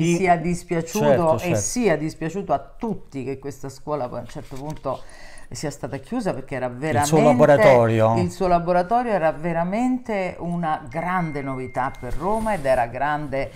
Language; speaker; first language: Italian; native; Italian